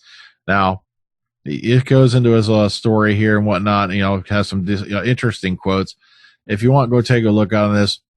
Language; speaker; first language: English; native; English